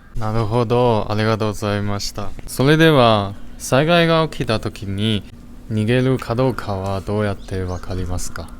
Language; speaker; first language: Japanese; non-native, fluent; Chinese